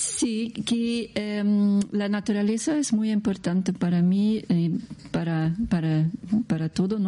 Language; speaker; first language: Spanish; non-native, learner; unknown